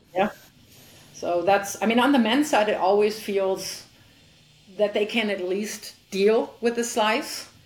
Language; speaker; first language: English; non-native, fluent; German